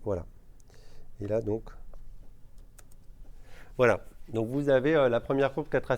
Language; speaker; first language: French; native; French